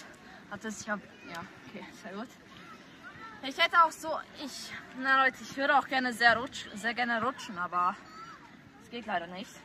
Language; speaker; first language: German; early bilingual, other home language; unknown